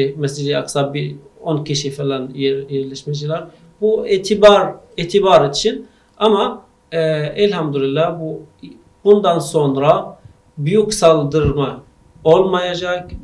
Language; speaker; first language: Turkish; non-native, fluent; Arabic